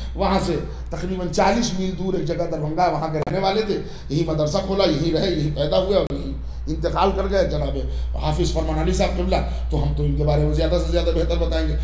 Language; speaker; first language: Urdu; native; Urdu